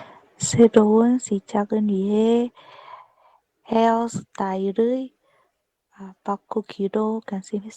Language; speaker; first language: Korean; non-native, learner; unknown